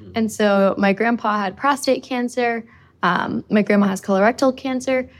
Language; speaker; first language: English; early bilingual, other home language; Spanish